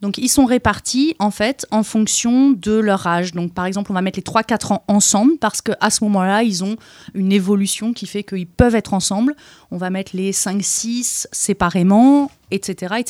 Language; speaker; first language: French; native; French